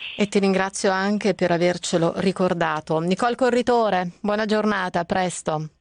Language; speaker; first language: Italian; native; Italian